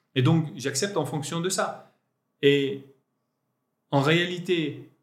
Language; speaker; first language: French; non-native, local second language; Arabic